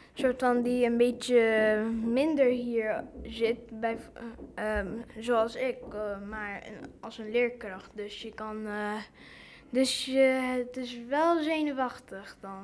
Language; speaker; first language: Dutch; early bilingual, other home language; English